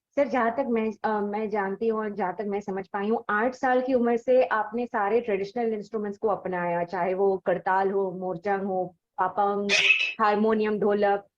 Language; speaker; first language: Hindi; non-native, local second language; Tamil